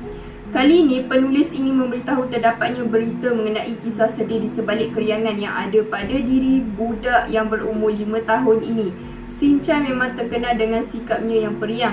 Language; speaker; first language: Malay; native; Malay